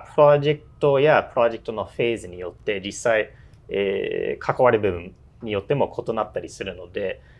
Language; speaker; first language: Japanese; non-native, fluent; English